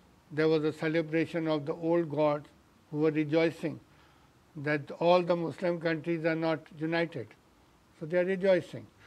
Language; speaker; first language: English; non-native, local second language; Urdu